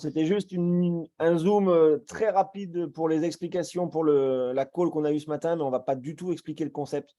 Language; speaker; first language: French; native; French